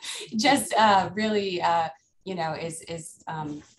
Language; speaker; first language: English; native; English